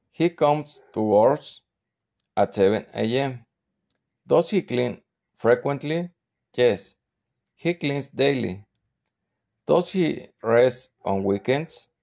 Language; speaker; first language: English; non-native, learner; Spanish